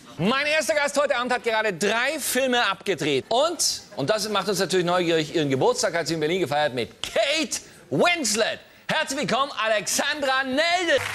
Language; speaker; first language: German; native; German